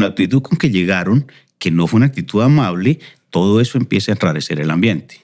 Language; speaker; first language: Spanish; native; Spanish